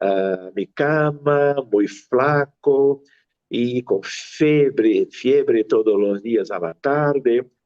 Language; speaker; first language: Spanish; non-native, fluent; Portuguese